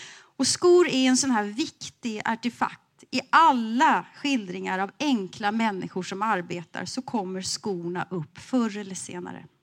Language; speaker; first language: Swedish; native; Swedish